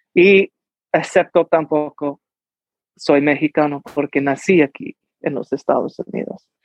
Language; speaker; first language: Spanish; early bilingual, heritage; English